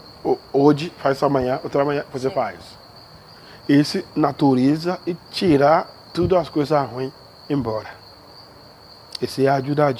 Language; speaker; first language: Portuguese; non-native, learner; Yoruba